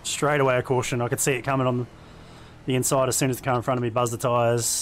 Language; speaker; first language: English; native; English